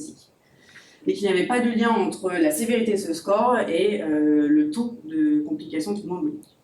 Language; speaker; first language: French; native; French